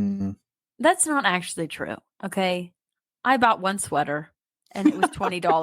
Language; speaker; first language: English; native; English